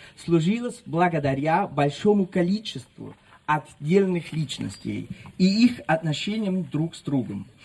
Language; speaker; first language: Russian; non-native, fluent; Italian